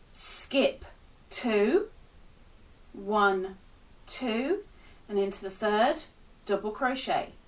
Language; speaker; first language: English; native; English